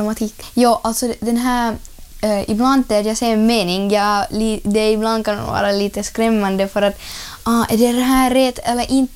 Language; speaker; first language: Swedish; non-native, learner; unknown